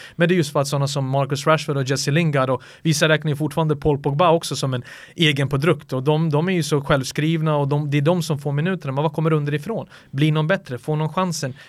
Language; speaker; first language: Swedish; early bilingual, other home language; Bosnian